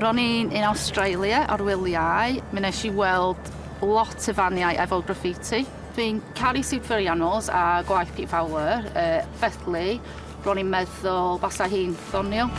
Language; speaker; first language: Welsh; non-native, learner; English